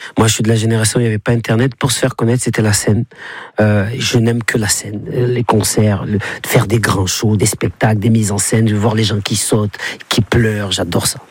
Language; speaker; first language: French; native; French